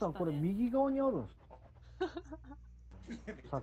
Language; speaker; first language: Japanese; native; Japanese